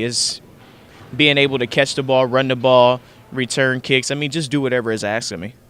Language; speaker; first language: English; native; English